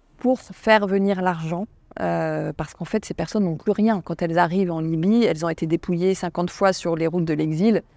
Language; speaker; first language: French; native; French